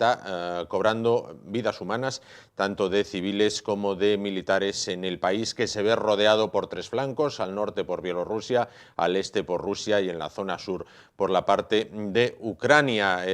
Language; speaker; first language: Spanish; native; Spanish